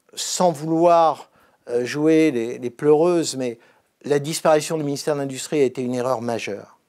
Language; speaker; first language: French; native; French